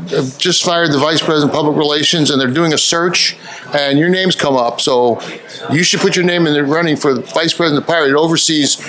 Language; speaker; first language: English; native; English